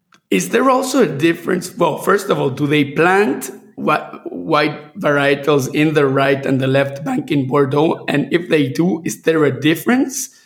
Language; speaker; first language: English; non-native, fluent; Spanish